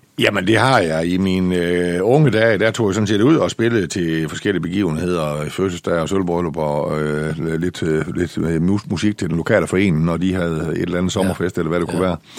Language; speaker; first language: Danish; native; Danish